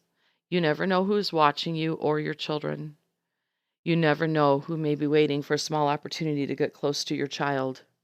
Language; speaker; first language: English; native; English